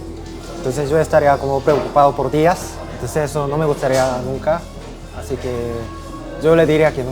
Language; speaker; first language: Spanish; non-native, fluent; Korean